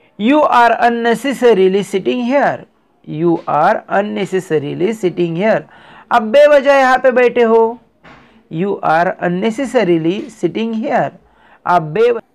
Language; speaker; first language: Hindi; non-native, local second language; Marathi